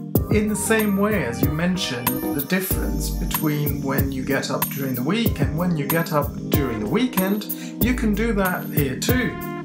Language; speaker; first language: English; native; English